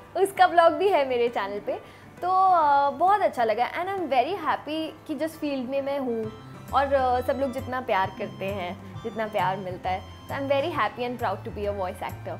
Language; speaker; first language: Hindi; native; Hindi